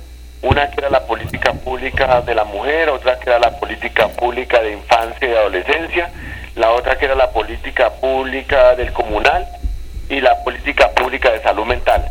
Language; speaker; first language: Spanish; native; Spanish